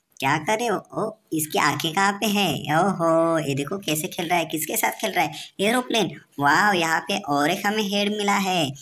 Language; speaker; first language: Hindi; native; Hindi